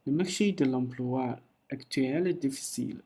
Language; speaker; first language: French; non-native, learner; Chinese